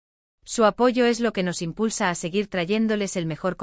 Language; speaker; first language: Spanish; native; Spanish